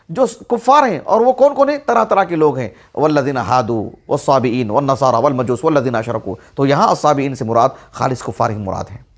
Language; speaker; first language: Urdu; native; Urdu